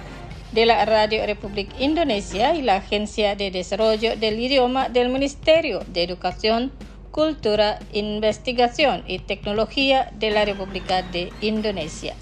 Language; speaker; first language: Spanish; non-native, fluent; Indonesian